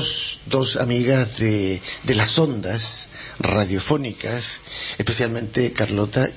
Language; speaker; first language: Spanish; native; Spanish